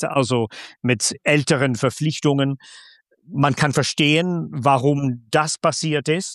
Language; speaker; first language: German; non-native, fluent; English